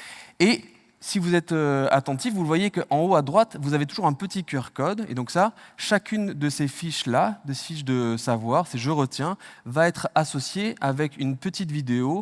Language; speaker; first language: French; native; French